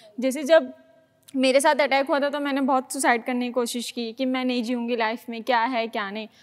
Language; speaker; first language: Hindi; native; Hindi